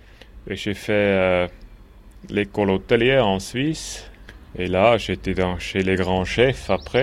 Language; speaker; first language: French; non-native, local second language; German